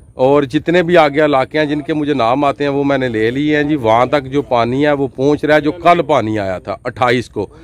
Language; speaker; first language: Urdu; non-native, local second language; Punjabi